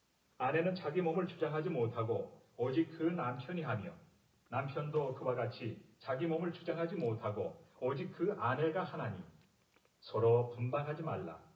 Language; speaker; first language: Korean; native; Korean